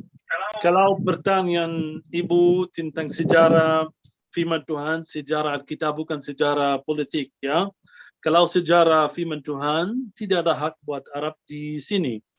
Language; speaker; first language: Indonesian; non-native, fluent; Arabic